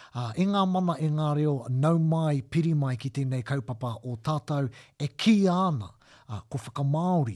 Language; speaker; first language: Māori; non-native, local second language; English